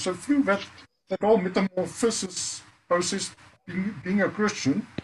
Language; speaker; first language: English; non-native, local second language; Afrikaans